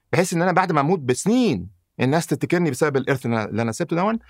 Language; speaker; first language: Arabic; native; Arabic